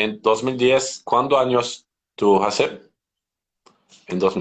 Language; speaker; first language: Spanish; non-native, learner; Turkish